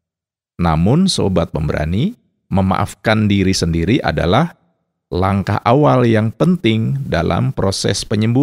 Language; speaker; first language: Indonesian; native; Indonesian